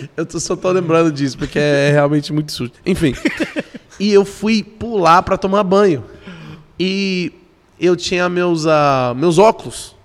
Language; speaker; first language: Portuguese; non-native, fluent; English